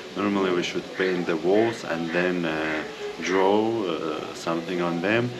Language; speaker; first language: English; non-native, fluent; Russian